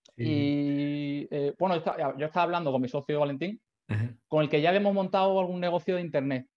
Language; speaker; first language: Spanish; native; Spanish